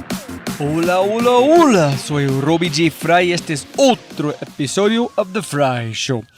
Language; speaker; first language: Spanish; non-native, fluent; English